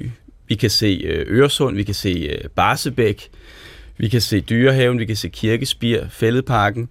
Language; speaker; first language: Danish; native; Danish